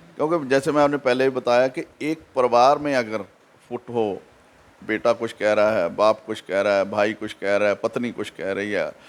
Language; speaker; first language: Hindi; non-native, local second language; Punjabi